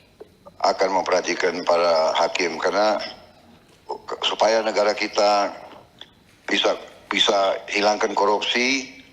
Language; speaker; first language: Indonesian; native; Indonesian